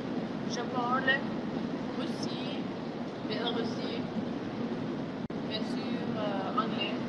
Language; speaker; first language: French; non-native, learner; Russian